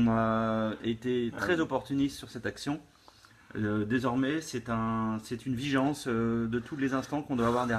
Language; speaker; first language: French; native; French